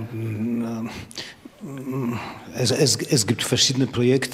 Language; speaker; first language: German; non-native, learner; Polish